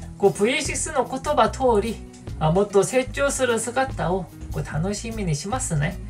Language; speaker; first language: Japanese; non-native, fluent; Korean